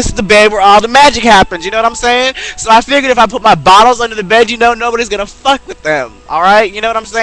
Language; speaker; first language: English; native; English